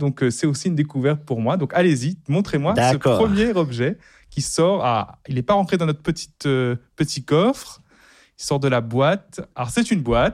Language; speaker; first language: French; native; French